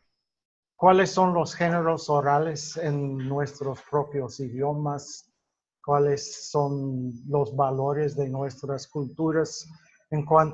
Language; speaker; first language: Spanish; non-native, fluent; English